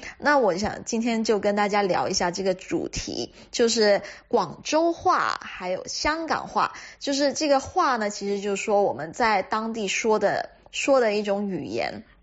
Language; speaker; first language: Chinese; non-native, local second language; Cantonese